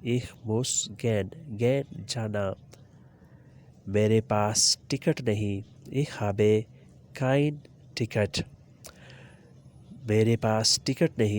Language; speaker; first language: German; non-native, learner; Urdu